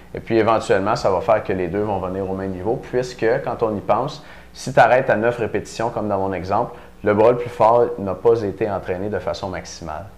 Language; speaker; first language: French; native; French